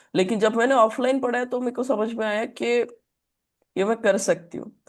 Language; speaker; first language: Hindi; non-native, local second language; Marathi